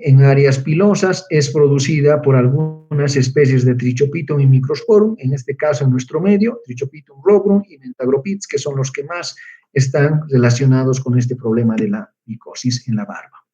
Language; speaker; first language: Spanish; native; Spanish